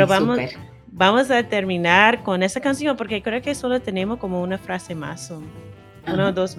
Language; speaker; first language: Spanish; non-native, fluent; English